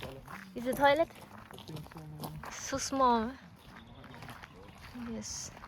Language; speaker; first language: English; non-native, learner; Thai